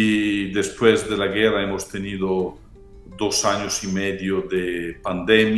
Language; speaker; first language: Spanish; non-native, fluent; Italian